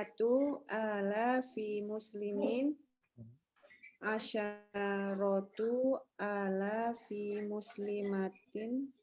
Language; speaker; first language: Arabic; non-native, learner; Indonesian